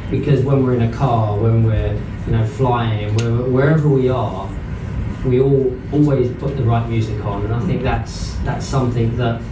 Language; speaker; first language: English; native; English